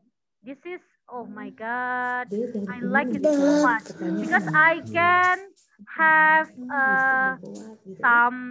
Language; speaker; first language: English; non-native, learner; Indonesian